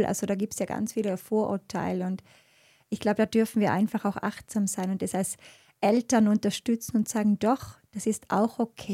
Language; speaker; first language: German; native; German